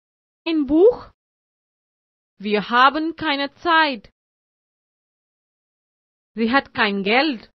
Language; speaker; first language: German; non-native, fluent; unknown